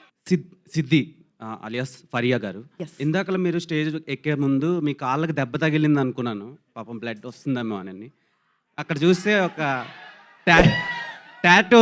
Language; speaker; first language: Telugu; native; Telugu